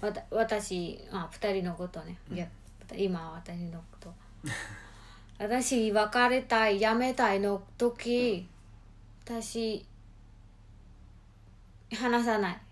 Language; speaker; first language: Japanese; non-native, learner; Mongolian